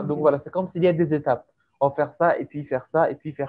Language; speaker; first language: French; native; French